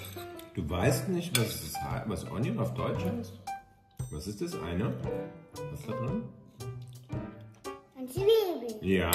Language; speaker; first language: German; native; German